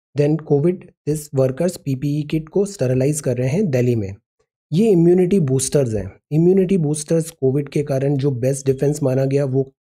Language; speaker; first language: Hindi; native; Hindi